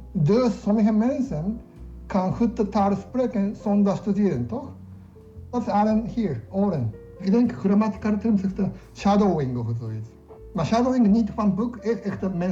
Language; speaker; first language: Dutch; non-native, learner; Japanese